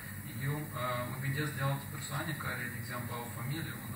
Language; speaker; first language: Romanian; non-native, local second language; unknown